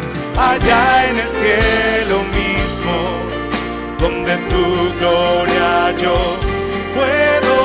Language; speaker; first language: Spanish; native; Spanish